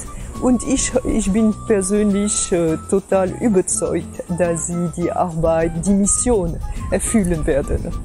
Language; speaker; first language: German; non-native, fluent; French